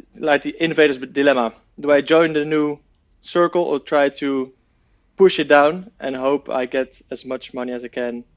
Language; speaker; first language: English; non-native, fluent; Dutch